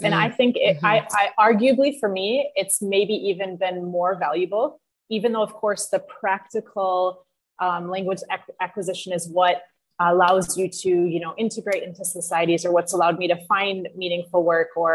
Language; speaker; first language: English; native; English